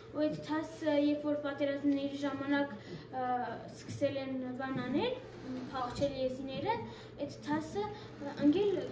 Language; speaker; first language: Armenian; non-native, local second language; Kurdish